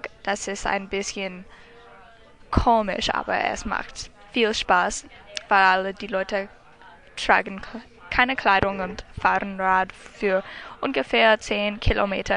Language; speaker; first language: German; non-native, learner; English